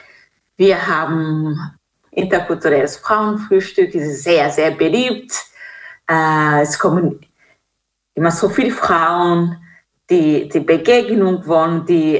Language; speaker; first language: German; non-native, fluent; Kinyarwanda